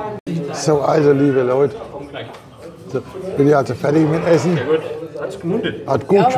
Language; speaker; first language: German; native; German